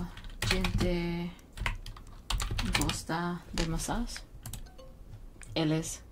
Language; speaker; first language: Portuguese; non-native, learner; English